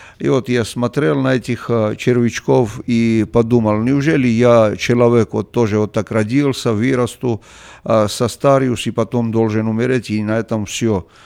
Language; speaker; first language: Russian; non-native, local second language; Georgian